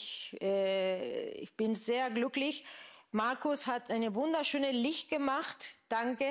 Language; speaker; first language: German; non-native, fluent; Spanish